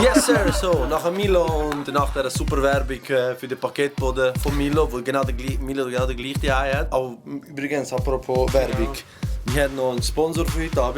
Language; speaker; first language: German; native; German